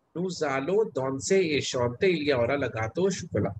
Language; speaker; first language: French; non-native, fluent; Hindi